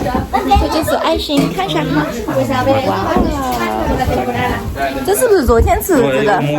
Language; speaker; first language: Chinese; early bilingual, heritage; Chinese